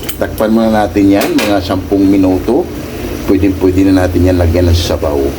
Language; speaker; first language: Filipino; non-native, local second language; Cebuano